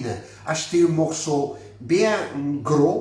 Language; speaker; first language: French; non-native, fluent; Spanish